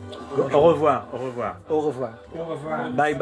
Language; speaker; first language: French; native; French